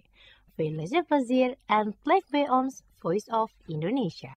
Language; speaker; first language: Dutch; non-native, fluent; Indonesian